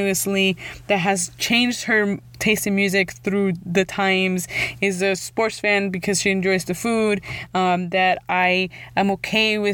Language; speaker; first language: English; early bilingual, other home language; Spanish